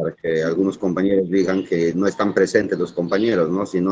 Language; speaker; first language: Spanish; native; Spanish